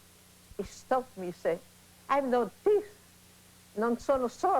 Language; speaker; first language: English; non-native, learner; Italian